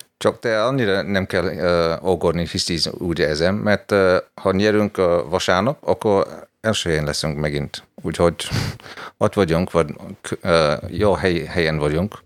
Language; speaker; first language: Hungarian; non-native, fluent; English